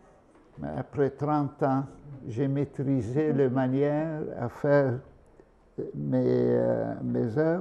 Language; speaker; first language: French; non-native, fluent; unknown